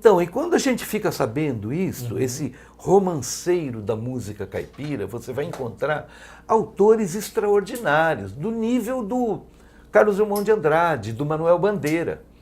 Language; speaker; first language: Portuguese; native; Portuguese